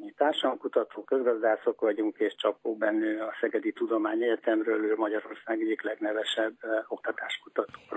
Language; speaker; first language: Hungarian; native; Hungarian